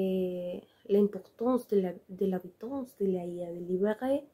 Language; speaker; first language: French; non-native, learner; Spanish